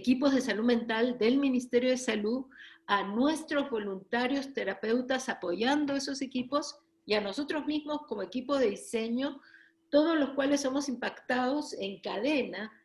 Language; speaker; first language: Spanish; native; Spanish